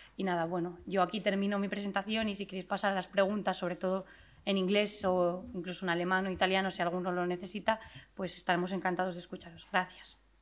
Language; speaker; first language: Spanish; native; Spanish